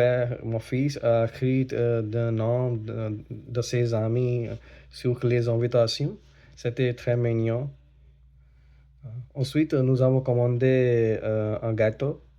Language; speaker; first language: French; non-native, learner; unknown